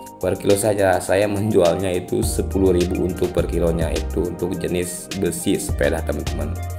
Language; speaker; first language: Indonesian; non-native, local second language; Sundanese